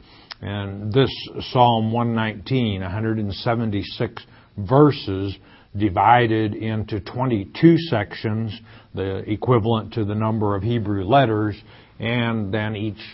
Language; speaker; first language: English; native; English